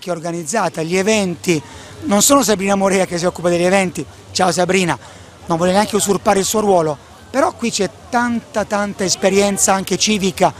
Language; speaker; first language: Italian; native; Italian